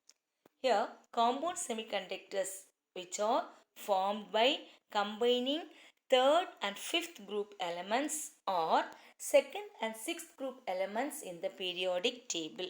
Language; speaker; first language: English; non-native, local second language; Tamil